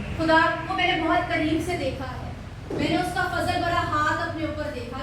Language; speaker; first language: Urdu; native; Urdu